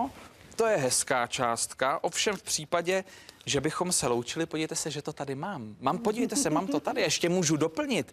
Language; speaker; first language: Czech; native; Czech